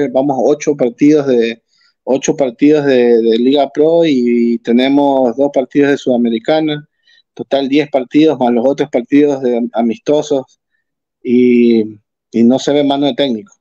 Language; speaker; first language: Spanish; native; Spanish